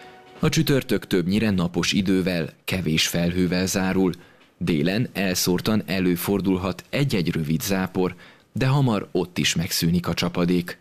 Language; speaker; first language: Hungarian; native; Hungarian